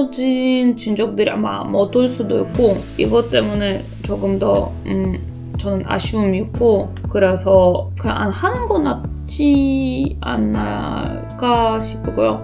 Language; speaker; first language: Korean; non-native, learner; Russian